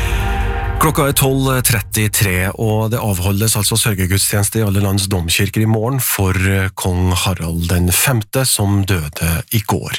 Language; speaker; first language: Norwegian; native; Norwegian